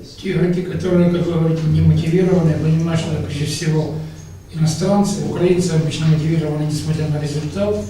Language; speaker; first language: Russian; native; Russian